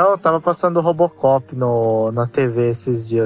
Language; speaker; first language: Portuguese; native; Portuguese